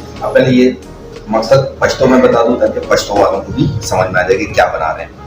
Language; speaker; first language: Urdu; native; Urdu